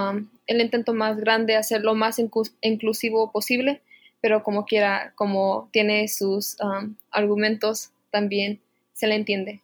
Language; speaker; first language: Spanish; early bilingual, heritage; Spanish